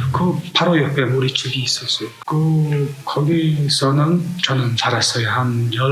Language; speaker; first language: Korean; non-native, learner; Mongolian